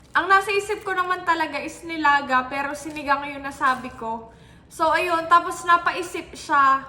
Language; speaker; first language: Filipino; native; Filipino